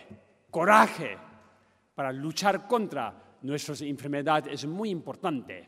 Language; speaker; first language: Spanish; non-native, learner; Tibetan